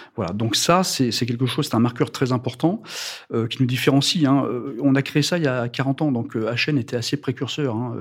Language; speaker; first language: French; native; French